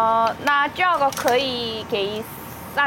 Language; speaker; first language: Chinese; non-native, learner; Korean